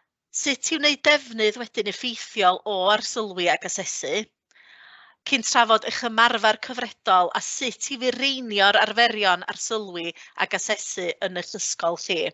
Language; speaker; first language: Welsh; native; Welsh